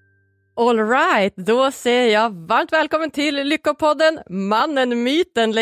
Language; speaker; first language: Swedish; native; Swedish